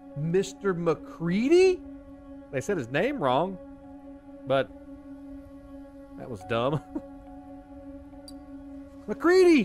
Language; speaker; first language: English; native; English